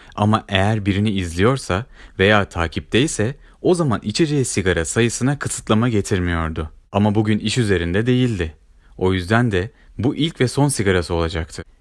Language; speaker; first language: Turkish; native; Turkish